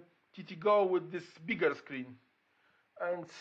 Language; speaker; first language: English; non-native, fluent; Polish